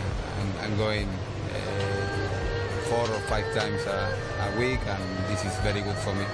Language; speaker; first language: English; non-native, learner; Spanish